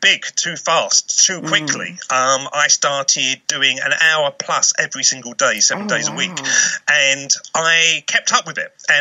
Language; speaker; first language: English; native; English